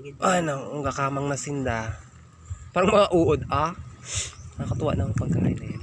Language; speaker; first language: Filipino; non-native, local second language; Hiligaynon